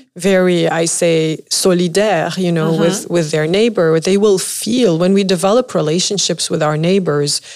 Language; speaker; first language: English; non-native, fluent; Arabic